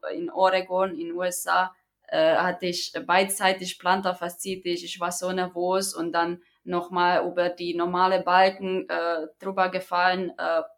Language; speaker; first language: German; non-native, fluent; Croatian